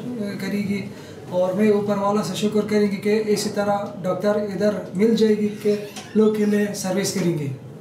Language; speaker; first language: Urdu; non-native, learner; Persian